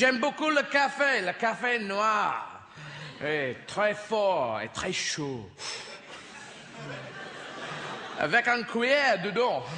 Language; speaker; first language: French; non-native, fluent; English